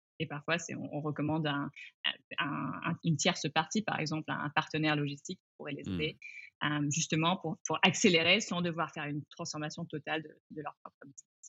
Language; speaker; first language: French; early bilingual, other home language; English